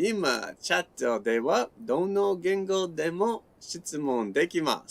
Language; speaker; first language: Japanese; non-native, learner; English